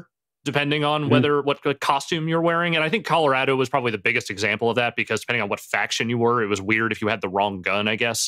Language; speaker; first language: English; native; English